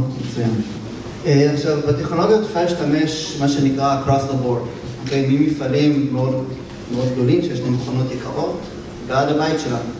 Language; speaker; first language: Hebrew; native; Hebrew